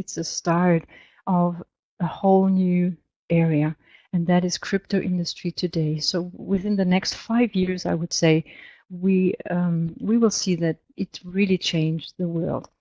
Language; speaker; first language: English; non-native, fluent; German